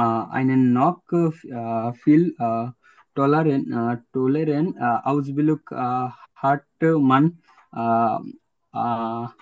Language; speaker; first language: German; non-native, learner; Bangla